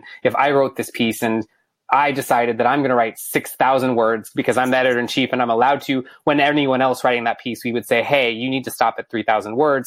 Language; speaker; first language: English; native; English